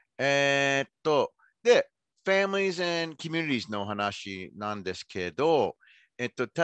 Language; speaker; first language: Japanese; non-native, fluent; English